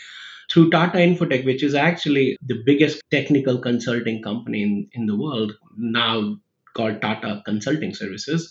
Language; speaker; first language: English; non-native, local second language; Hindi